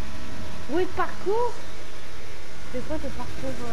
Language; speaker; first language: French; non-native, local second language; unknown